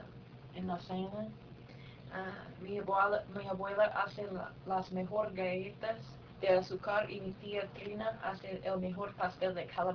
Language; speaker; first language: Spanish; non-native, learner; English